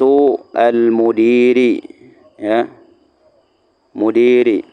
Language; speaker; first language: Arabic; non-native, fluent; Indonesian